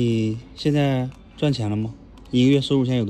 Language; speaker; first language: Chinese; native; Chinese